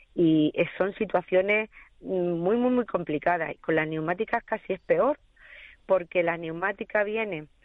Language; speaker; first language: Spanish; native; Spanish